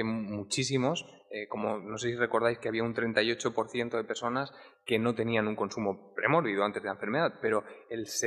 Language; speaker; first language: Spanish; native; Spanish